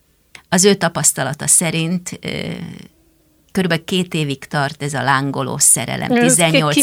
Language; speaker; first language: Hungarian; native; Hungarian